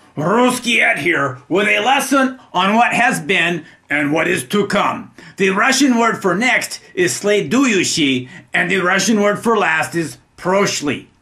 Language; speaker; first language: English; native; English